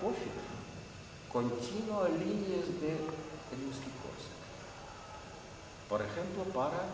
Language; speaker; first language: Spanish; non-native, learner; Russian